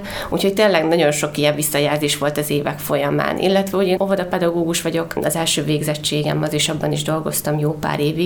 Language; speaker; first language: Hungarian; native; Hungarian